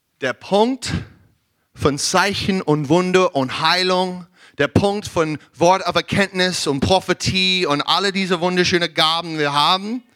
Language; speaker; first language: German; non-native, learner; English